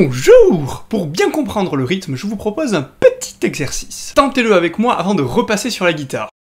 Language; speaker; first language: French; native; French